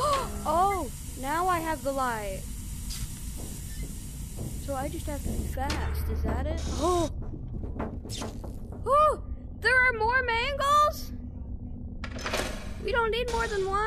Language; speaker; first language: English; native; English